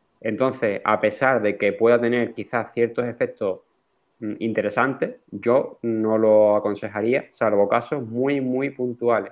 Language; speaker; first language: Spanish; native; Spanish